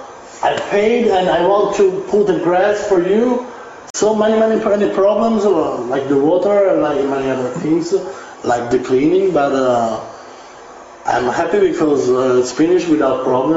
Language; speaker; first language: English; non-native, learner; Italian